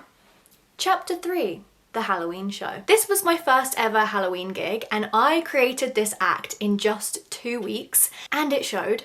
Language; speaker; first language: English; native; English